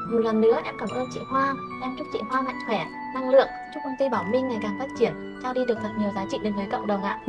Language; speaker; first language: Vietnamese; non-native, local second language; Muong